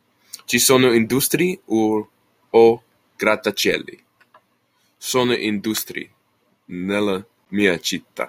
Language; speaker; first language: Italian; non-native, learner; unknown